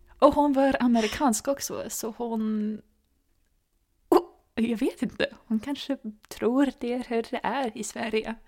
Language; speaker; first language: Swedish; non-native, learner; English